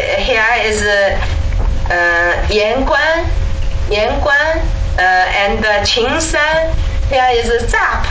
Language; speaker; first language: English; non-native, learner; Chinese